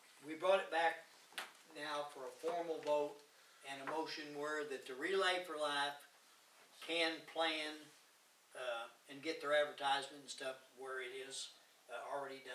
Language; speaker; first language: English; native; English